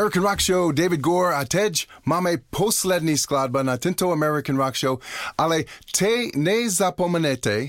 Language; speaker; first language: Czech; non-native, learner; English